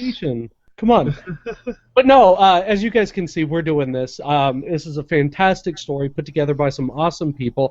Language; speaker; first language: English; native; English